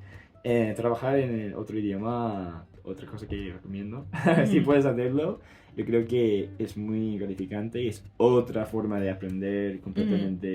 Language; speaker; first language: Spanish; non-native, fluent; English